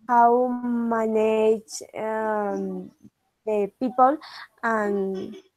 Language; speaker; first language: English; non-native, learner; Spanish